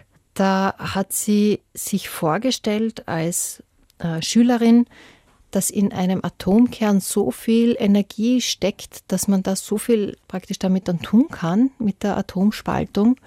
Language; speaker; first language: German; native; German